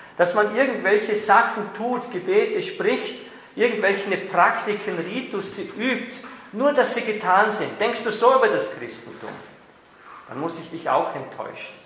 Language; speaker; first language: German; native; German